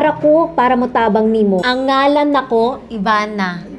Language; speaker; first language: Cebuano; non-native, learner; Filipino